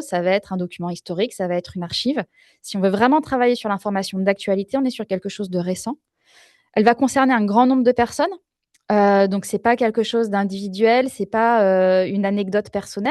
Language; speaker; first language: French; native; French